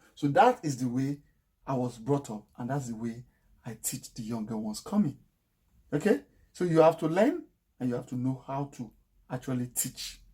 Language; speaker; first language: English; non-native, local second language; Yoruba